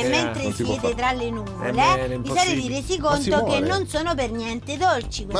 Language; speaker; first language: Italian; native; Italian